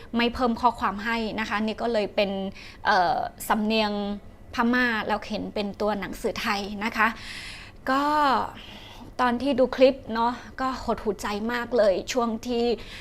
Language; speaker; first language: Thai; non-native, fluent; Shan